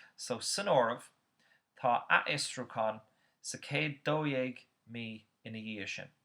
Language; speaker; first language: Irish; native; Irish